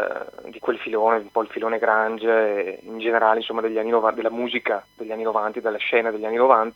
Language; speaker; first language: Italian; native; Italian